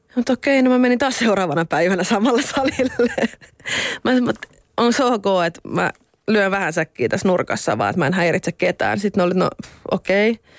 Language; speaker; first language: Finnish; non-native, local second language; Swedish